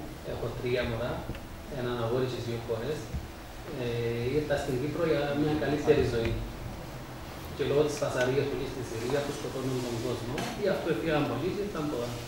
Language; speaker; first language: Greek; non-native, learner; Arabic